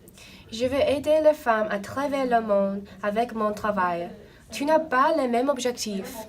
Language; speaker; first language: French; non-native, learner; English